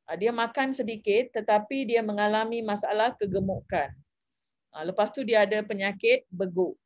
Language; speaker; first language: Malay; non-native, local second language; Tamil